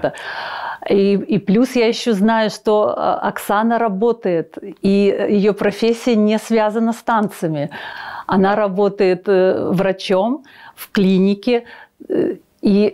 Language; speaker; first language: Russian; native; Russian